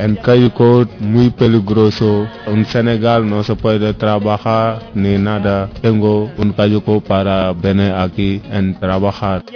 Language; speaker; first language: Spanish; non-native, learner; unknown